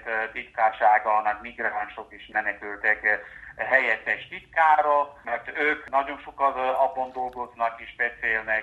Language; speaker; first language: Hungarian; early bilingual, heritage; Hungarian